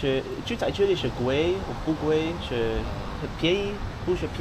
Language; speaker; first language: Chinese; non-native, learner; English